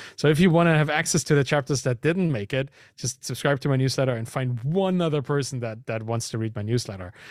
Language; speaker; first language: English; non-native, fluent; German